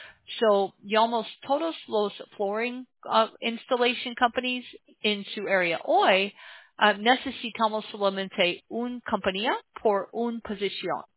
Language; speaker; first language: Spanish; non-native, learner; English